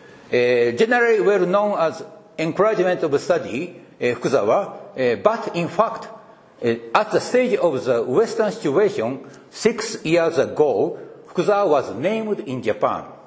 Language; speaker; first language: English; non-native, fluent; Japanese